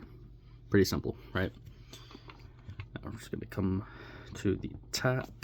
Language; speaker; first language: English; native; English